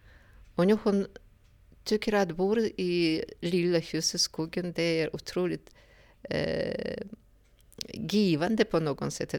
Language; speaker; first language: Swedish; non-native, fluent; Russian